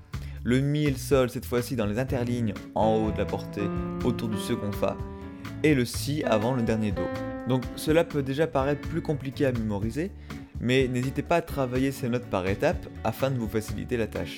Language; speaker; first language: French; native; French